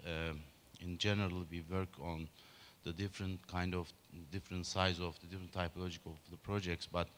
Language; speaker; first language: English; non-native, learner; Turkish